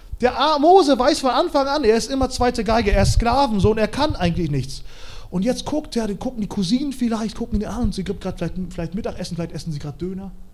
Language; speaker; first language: German; early bilingual, other home language; Russian